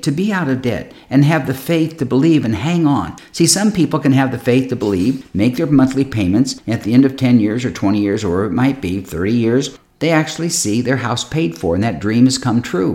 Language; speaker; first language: English; native; English